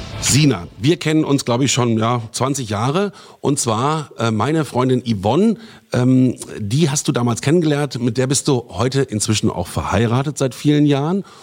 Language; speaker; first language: German; native; German